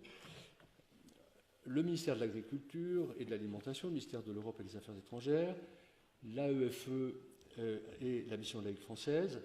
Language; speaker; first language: French; native; French